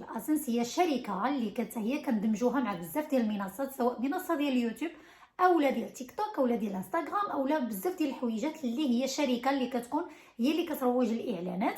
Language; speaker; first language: Arabic; native; Arabic